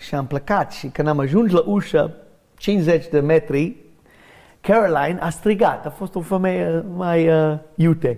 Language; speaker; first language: Romanian; non-native, learner; English